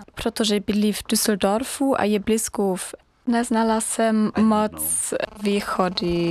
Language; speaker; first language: Czech; non-native, learner; German